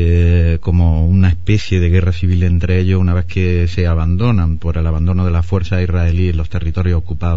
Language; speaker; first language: Spanish; native; Spanish